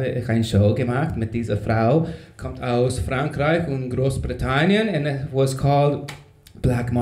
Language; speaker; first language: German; non-native, learner; Spanish